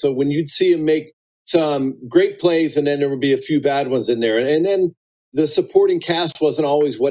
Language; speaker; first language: English; native; English